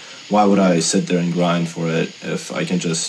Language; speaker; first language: English; non-native, fluent; Russian